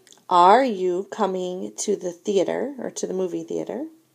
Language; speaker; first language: English; native; English